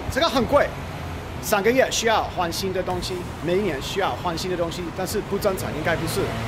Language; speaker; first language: Chinese; non-native, learner; English